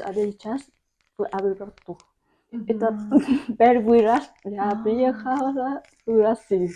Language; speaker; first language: Russian; non-native, learner; Vietnamese